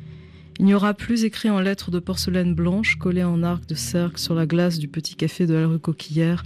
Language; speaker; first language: French; native; French